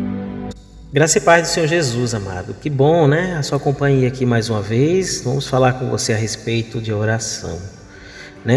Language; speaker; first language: Portuguese; native; Portuguese